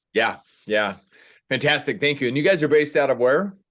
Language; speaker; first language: English; native; English